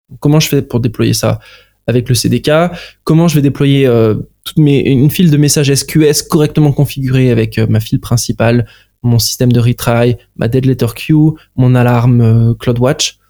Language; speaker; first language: French; native; French